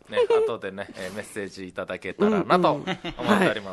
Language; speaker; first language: Japanese; native; Japanese